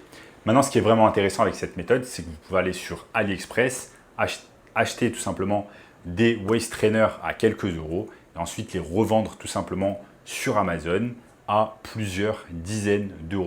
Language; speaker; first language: French; native; French